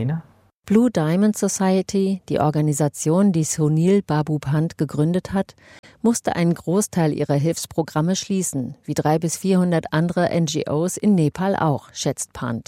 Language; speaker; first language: German; native; German